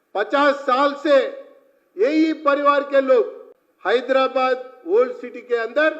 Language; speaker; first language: Hindi; non-native, local second language; Telugu